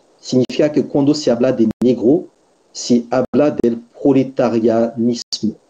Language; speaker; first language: Spanish; non-native, fluent; French